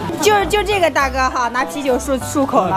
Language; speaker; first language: Chinese; native; Chinese